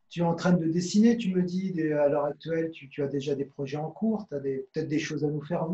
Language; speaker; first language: French; native; French